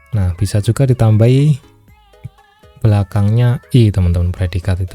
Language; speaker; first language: Indonesian; non-native, local second language; Javanese